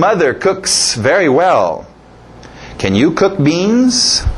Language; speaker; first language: English; non-native, fluent; Portuguese